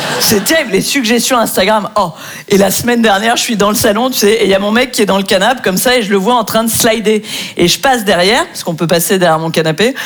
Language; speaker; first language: French; native; French